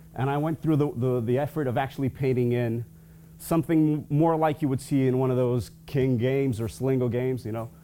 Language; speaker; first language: English; non-native, fluent; Portuguese